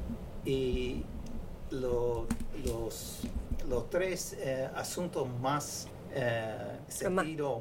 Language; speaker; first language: Spanish; non-native, fluent; English